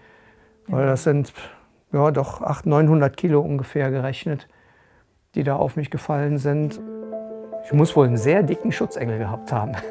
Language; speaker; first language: German; native; German